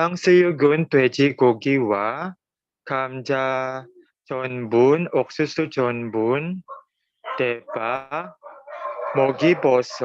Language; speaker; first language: Korean; non-native, learner; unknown